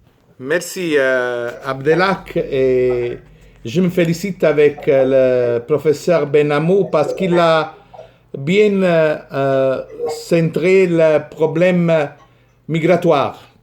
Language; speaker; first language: French; non-native, fluent; Italian